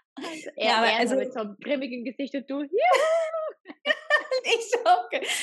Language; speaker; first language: German; native; German